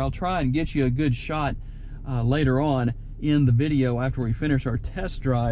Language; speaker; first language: English; native; English